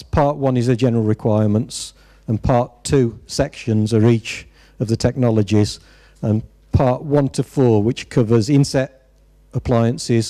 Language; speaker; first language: English; native; English